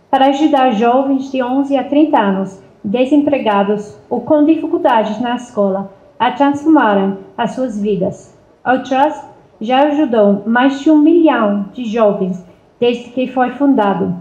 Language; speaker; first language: Portuguese; non-native, fluent; English